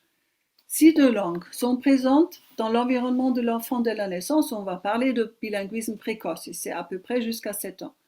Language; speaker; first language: French; non-native, fluent; German